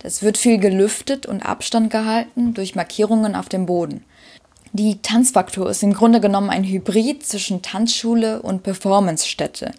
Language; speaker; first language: German; native; German